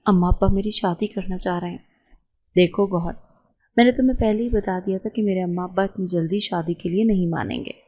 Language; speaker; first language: Urdu; native; Urdu